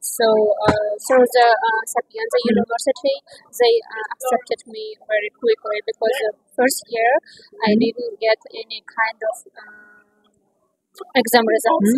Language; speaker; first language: English; non-native, learner; Kazakh